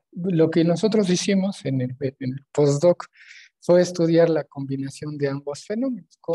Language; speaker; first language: Spanish; native; Spanish